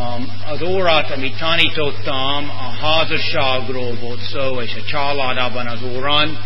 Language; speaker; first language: Hungarian; non-native, fluent; English